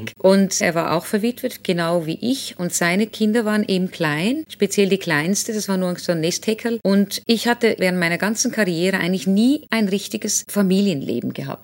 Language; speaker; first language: German; native; German